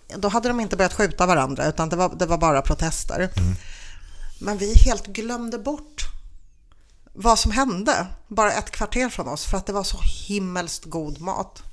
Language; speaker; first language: Swedish; early bilingual, other home language; Polish